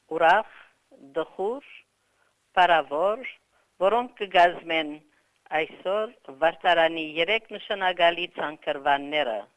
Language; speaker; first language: Armenian; native; Armenian